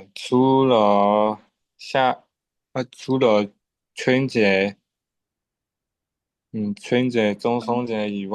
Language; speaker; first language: Chinese; non-native, learner; Burmese